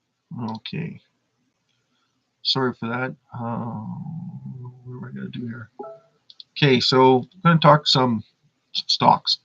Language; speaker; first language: English; native; English